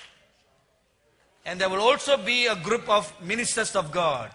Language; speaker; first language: English; non-native, local second language; Tamil